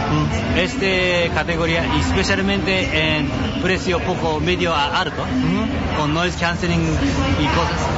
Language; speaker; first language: Spanish; non-native, learner; Japanese